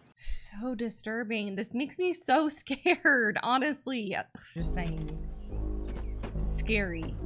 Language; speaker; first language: English; native; English